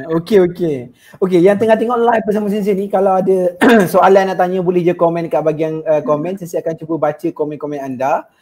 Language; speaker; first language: Malay; native; Malay